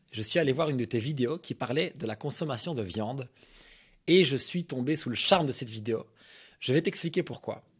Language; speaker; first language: French; native; French